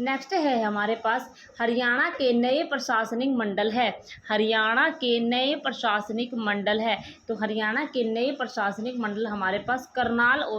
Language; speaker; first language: Hindi; native; Hindi